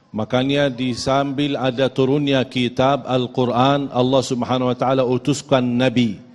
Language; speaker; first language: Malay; non-native, fluent; Arabic